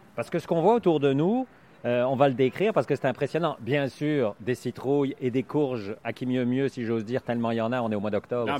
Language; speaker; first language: French; native; French